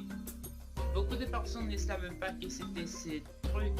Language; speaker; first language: French; non-native, learner; Spanish